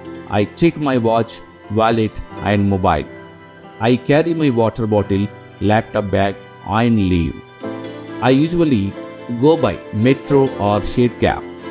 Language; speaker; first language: English; non-native, local second language; Telugu